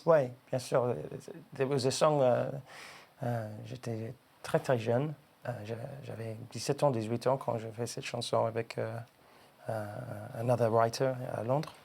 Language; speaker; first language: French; non-native, learner; English